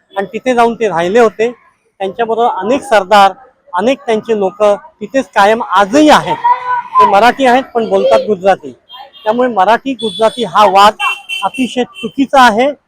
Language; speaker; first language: Marathi; non-native, local second language; Gujarati